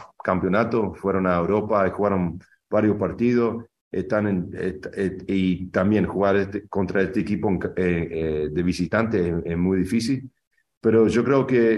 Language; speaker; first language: Spanish; early bilingual, other home language; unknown